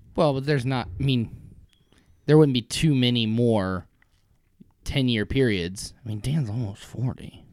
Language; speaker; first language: English; early bilingual, other home language; German